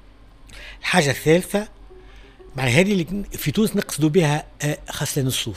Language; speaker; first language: Arabic; native; Arabic